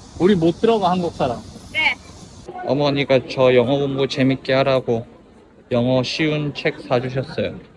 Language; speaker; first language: Korean; native; Korean